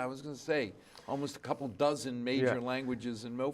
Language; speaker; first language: English; native; English